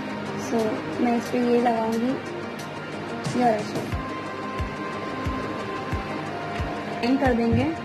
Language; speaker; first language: Hindi; native; Hindi